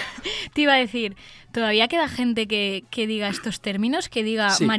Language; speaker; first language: Spanish; native; Spanish